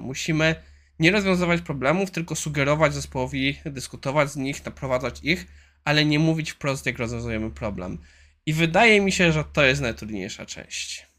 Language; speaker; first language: Polish; native; Polish